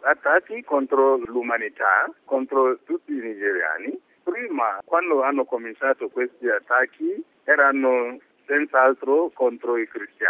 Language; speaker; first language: Italian; non-native, fluent; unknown